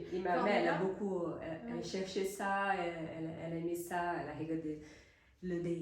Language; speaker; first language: French; non-native, fluent; Portuguese